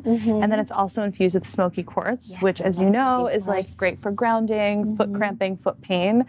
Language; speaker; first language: English; native; English